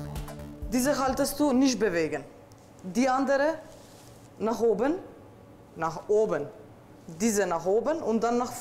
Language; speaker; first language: German; non-native, learner; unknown